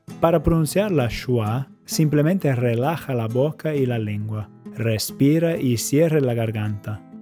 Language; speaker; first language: Spanish; non-native, fluent; English